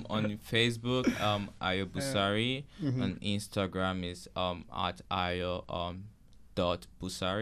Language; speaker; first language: English; non-native, local second language; Yoruba